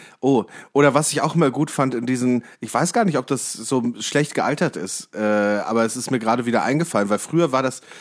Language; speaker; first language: German; native; German